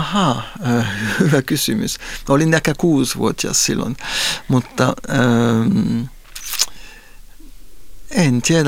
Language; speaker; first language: Finnish; non-native, fluent; Spanish